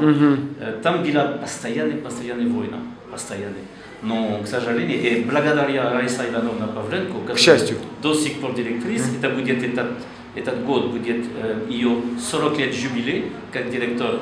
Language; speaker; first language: Russian; non-native, learner; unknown